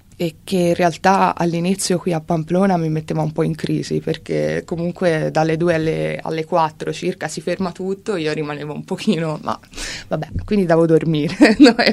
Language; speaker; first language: Italian; native; Italian